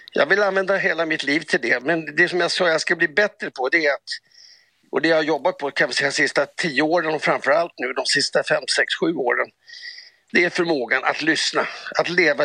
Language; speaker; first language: Swedish; native; Swedish